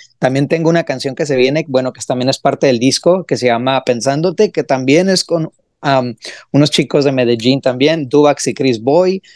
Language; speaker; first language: Spanish; early bilingual, heritage; Spanish